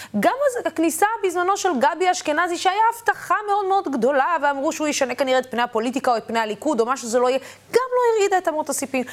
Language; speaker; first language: Hebrew; non-native, local second language; Arabic